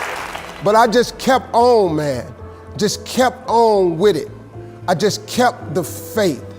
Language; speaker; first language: English; native; English